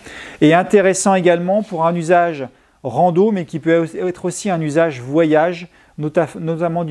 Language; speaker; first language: French; native; French